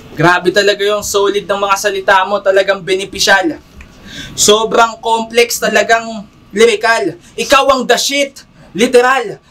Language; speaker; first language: Filipino; native; Filipino